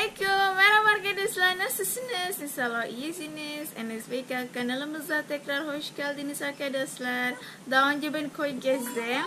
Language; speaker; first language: Turkish; non-native, learner; Javanese